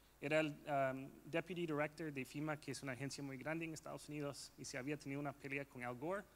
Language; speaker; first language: Spanish; non-native, fluent; English